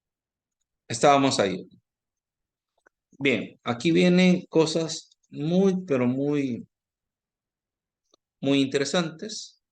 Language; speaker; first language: Spanish; native; Spanish